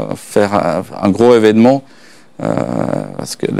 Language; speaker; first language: French; non-native, fluent; Slovak